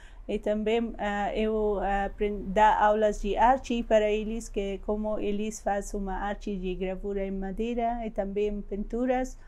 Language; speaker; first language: Portuguese; non-native, learner; Persian